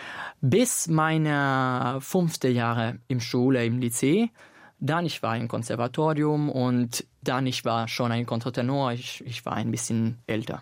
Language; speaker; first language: German; non-native, fluent; Italian